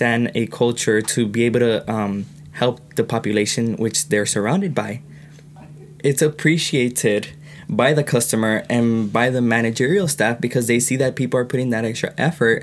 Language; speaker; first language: English; early bilingual, other home language; Spanish